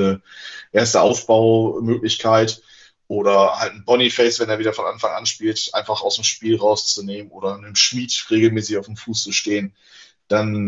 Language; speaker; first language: German; native; German